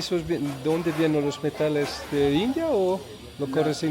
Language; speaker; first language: Spanish; non-native, learner; Portuguese